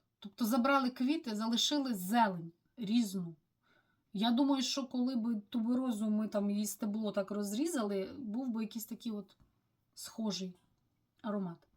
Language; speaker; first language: Ukrainian; non-native, local second language; Russian